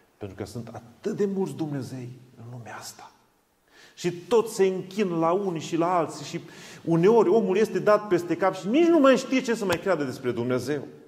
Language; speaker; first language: Romanian; non-native, local second language; Hungarian